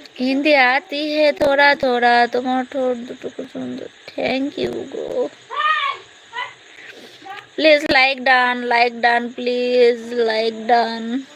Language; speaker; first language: Hindi; non-native, local second language; Bangla